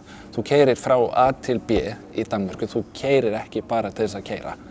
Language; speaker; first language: Icelandic; non-native, fluent; Danish